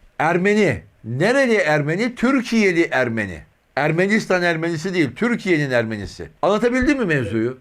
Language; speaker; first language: Turkish; native; Turkish